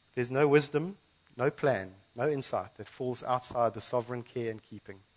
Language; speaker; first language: English; native; English